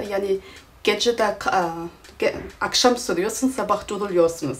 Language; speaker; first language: Turkish; non-native, fluent; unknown